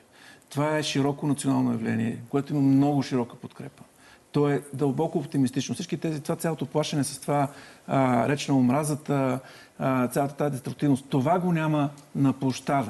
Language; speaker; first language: Bulgarian; native; Bulgarian